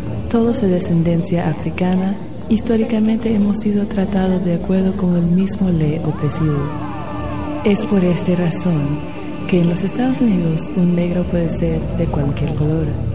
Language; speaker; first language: Spanish; non-native, fluent; English